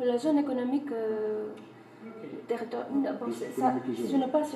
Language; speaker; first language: French; non-native, fluent; Greek